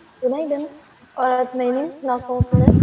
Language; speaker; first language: Turkish; non-native, learner; Indonesian